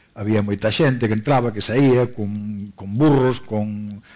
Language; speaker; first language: Galician; native; Galician